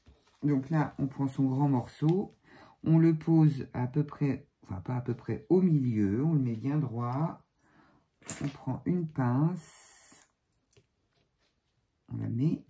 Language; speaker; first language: French; native; French